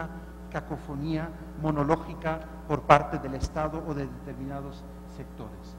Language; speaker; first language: Spanish; non-native, fluent; German